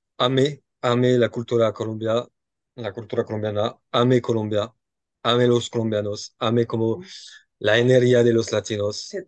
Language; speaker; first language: Spanish; non-native, fluent; French